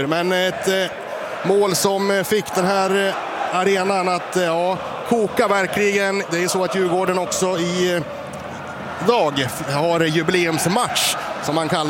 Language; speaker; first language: Swedish; native; Swedish